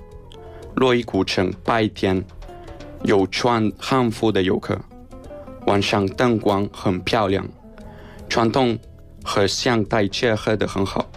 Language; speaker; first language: Chinese; non-native, learner; Spanish